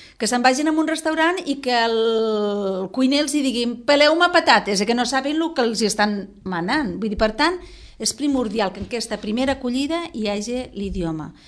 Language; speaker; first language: Catalan; non-native, local second language; Spanish